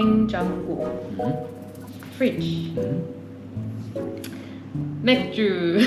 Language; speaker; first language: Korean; non-native, learner; English